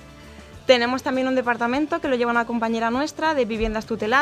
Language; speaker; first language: Spanish; native; Spanish